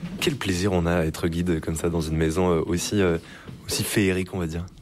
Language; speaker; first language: French; native; French